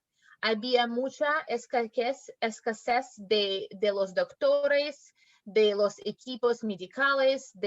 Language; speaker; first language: Spanish; non-native, learner; English